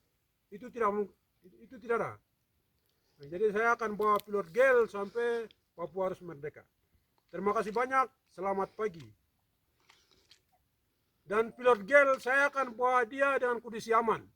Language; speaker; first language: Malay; non-native, local second language; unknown